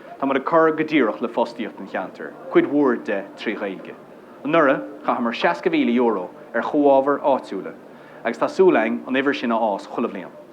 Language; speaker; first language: Irish; non-native, local second language; English